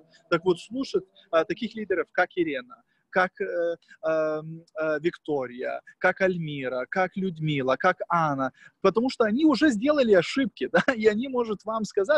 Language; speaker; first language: Russian; non-native, fluent; Lithuanian